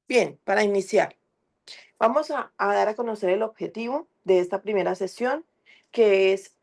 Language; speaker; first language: Spanish; native; Spanish